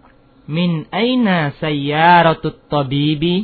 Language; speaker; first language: Arabic; non-native, fluent; Indonesian